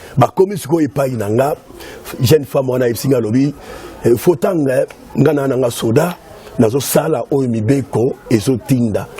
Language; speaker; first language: Lingala; native; Lingala